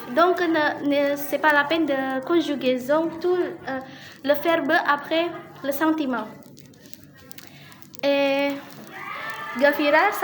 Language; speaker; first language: French; non-native, learner; Indonesian